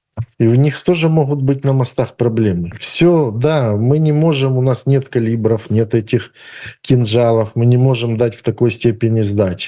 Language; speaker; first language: Russian; native; Russian